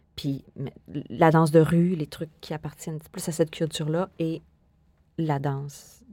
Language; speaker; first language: French; native; French